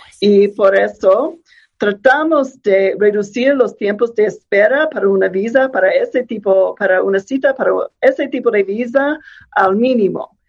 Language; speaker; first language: Spanish; non-native, fluent; English